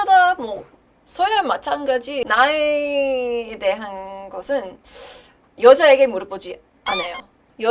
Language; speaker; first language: Korean; non-native, learner; English